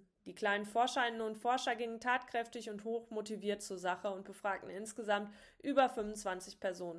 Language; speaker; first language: German; native; German